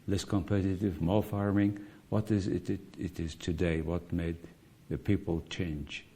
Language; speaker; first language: English; non-native, fluent; Mongolian